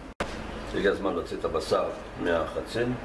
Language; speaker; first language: Hebrew; native; Hebrew